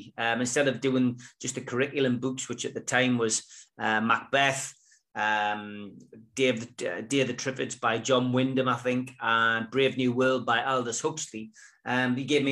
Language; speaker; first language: English; native; English